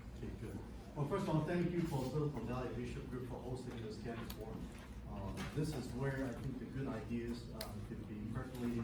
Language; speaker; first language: English; non-native, local second language; Cantonese